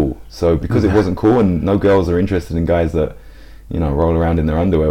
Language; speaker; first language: English; native; English